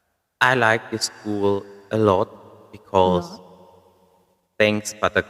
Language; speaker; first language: English; non-native, fluent; German